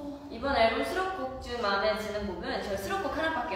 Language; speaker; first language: Korean; early bilingual, heritage; Korean